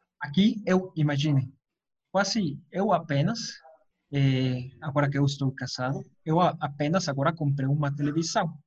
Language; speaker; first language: Portuguese; non-native, fluent; Spanish